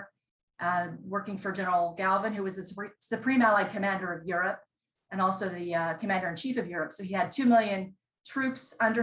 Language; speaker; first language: English; native; English